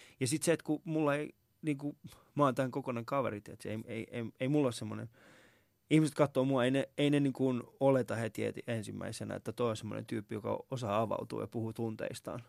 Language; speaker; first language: Finnish; non-native, fluent; Persian